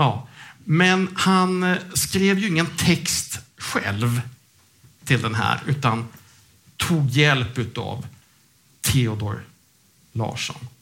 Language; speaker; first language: Swedish; native; Swedish